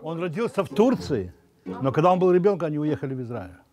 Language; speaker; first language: Russian; native; Russian